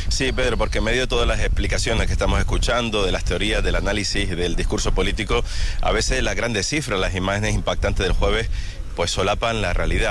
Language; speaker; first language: Spanish; native; Spanish